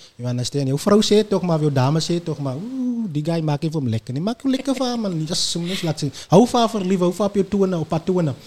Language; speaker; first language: Afrikaans; early bilingual, heritage; Afrikaans